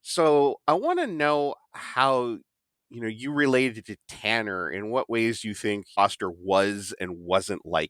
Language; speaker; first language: English; native; English